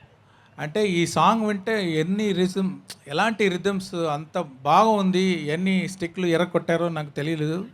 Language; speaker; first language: Telugu; non-native, learner; Tamil